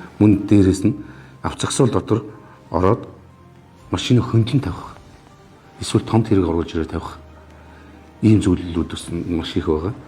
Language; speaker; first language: Mongolian; native; Mongolian